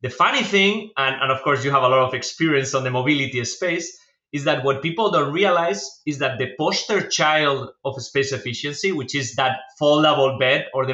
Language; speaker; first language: English; non-native, fluent; Spanish